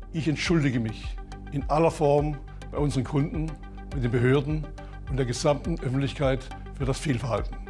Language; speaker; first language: German; native; German